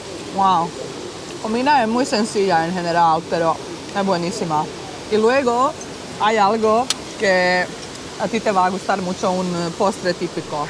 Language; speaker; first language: Spanish; non-native, fluent; Bosnian